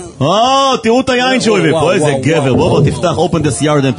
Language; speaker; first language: Hebrew; native; Hebrew